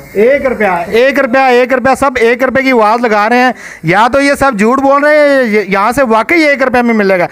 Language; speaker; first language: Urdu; non-native, local second language; Punjabi